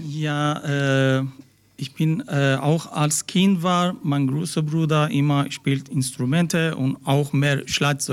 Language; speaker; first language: German; non-native, learner; Persian